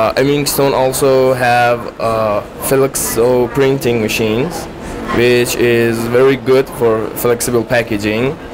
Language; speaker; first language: English; non-native, fluent; Persian